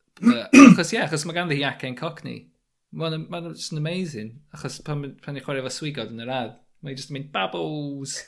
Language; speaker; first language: Welsh; native; Welsh